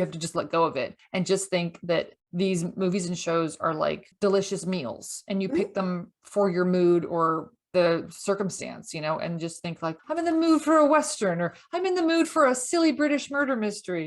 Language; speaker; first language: English; native; English